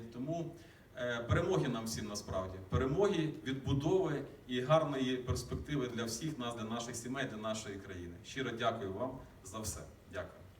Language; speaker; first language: Ukrainian; native; Ukrainian